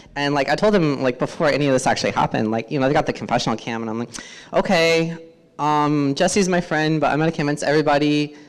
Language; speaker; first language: English; native; English